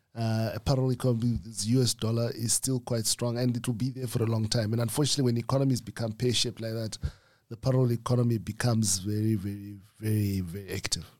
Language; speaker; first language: English; non-native, local second language; Shona